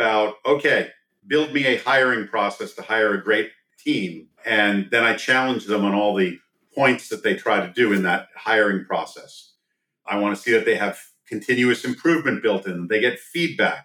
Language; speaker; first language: English; native; English